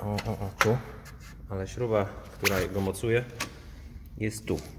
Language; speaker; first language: Polish; native; Polish